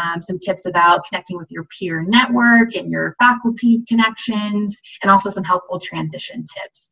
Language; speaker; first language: English; native; English